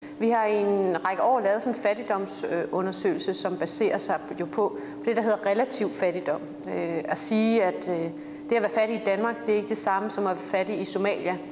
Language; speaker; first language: Danish; native; Danish